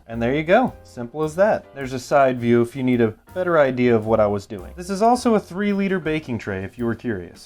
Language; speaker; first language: English; native; English